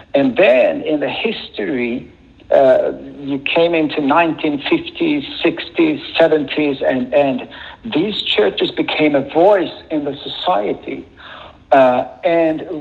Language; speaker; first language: English; non-native, fluent; Swedish